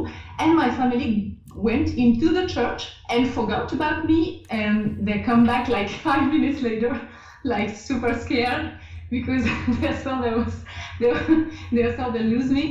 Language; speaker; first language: English; non-native, fluent; French